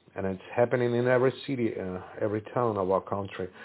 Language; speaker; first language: English; non-native, fluent; Ukrainian